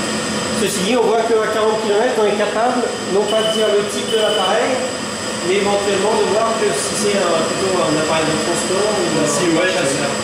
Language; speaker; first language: French; native; French